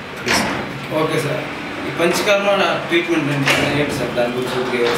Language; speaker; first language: Telugu; native; Telugu